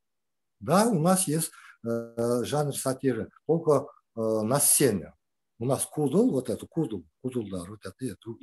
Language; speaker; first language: Russian; non-native, local second language; Kyrgyz